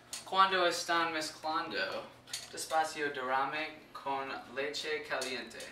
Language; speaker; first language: Spanish; non-native, learner; English